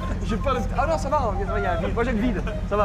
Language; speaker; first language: French; native; French